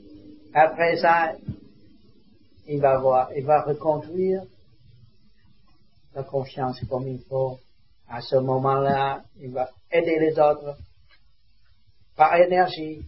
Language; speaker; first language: French; non-native, learner; Vietnamese